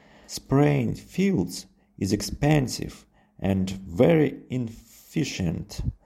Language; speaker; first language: English; non-native, fluent; Russian